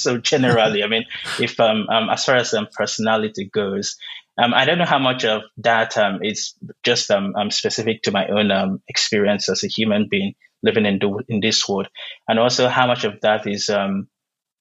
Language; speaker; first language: English; non-native, local second language; Igbo